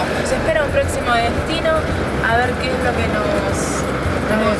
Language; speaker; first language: Spanish; native; Spanish